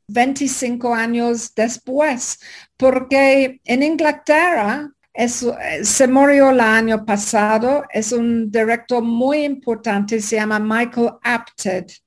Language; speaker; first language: Spanish; non-native, learner; English